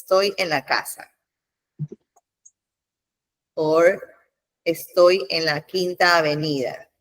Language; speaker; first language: Spanish; non-native, fluent; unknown